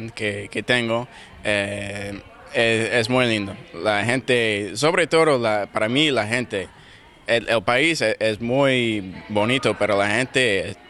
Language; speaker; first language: Spanish; non-native, learner; English